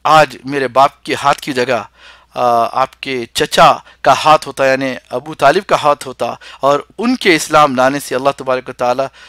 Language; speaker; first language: Urdu; native; Urdu